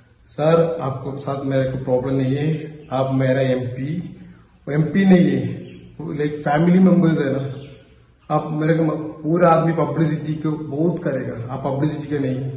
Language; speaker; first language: Hindi; non-native, local second language; Malayalam